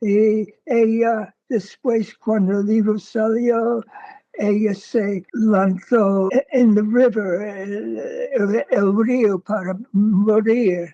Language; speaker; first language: Spanish; non-native, fluent; English